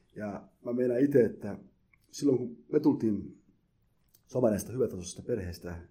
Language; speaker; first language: Finnish; early bilingual, other home language; Somali